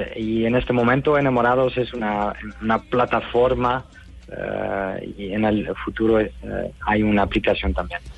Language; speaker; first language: Spanish; non-native, learner; Dutch